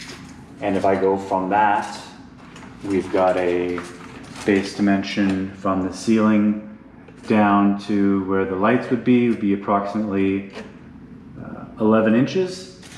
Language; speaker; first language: English; native; English